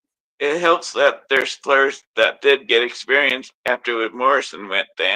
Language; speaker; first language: English; native; English